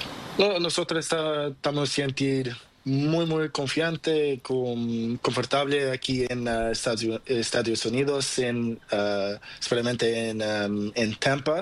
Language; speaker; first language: Spanish; non-native, learner; Portuguese